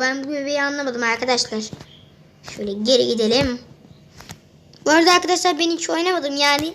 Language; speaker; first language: Turkish; native; Turkish